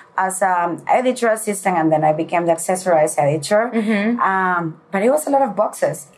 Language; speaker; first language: English; early bilingual, other home language; Spanish